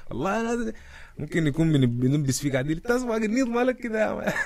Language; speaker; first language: Arabic; early bilingual, heritage; Arabic